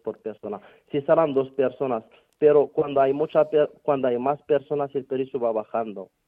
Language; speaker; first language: Spanish; non-native, fluent; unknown